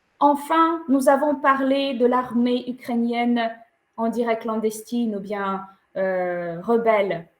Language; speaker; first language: French; non-native, fluent; Ukrainian